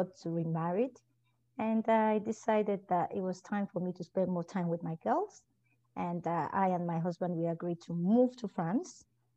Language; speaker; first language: English; non-native, local second language; Igbo